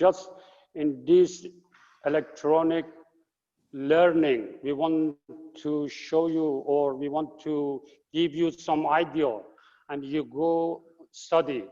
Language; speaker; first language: English; non-native, fluent; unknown